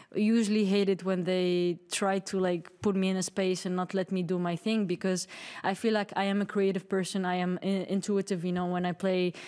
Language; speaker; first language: English; non-native, fluent; Arabic